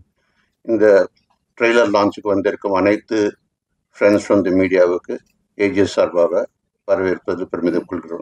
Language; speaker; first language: Tamil; native; Tamil